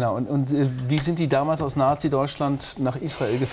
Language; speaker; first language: German; native; German